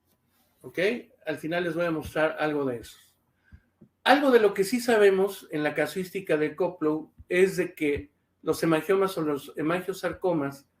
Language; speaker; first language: Spanish; native; Spanish